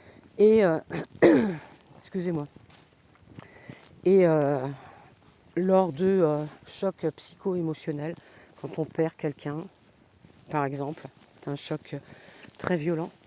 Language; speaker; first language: French; native; French